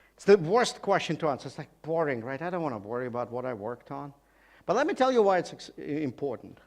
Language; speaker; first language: English; non-native, fluent; Russian